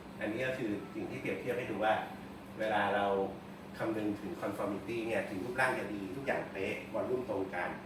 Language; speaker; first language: Thai; native; Thai